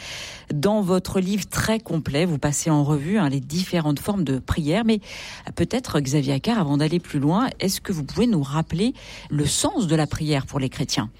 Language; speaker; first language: French; native; French